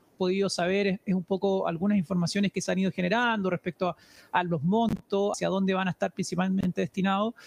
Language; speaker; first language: Spanish; native; Spanish